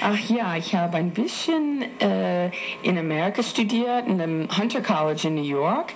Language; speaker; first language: German; non-native, fluent; English